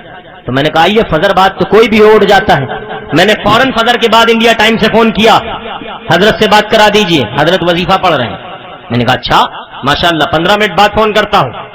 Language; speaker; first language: Urdu; native; Urdu